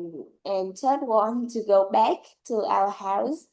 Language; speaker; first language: English; non-native, learner; Vietnamese